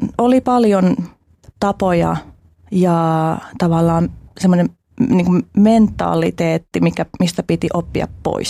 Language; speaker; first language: Finnish; early bilingual, other home language; Albanian